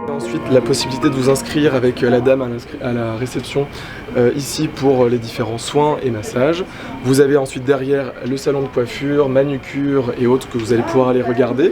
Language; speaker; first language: French; native; French